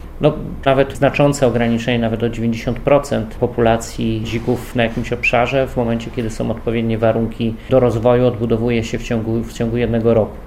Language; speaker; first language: Polish; native; Polish